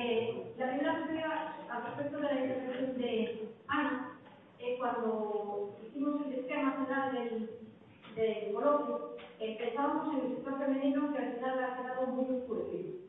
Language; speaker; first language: Spanish; native; Spanish